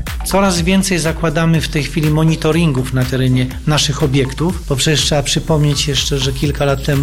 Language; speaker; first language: Polish; native; Polish